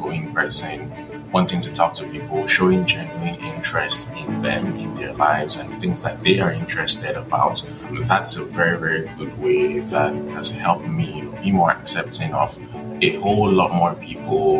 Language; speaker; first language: English; non-native, local second language; Yoruba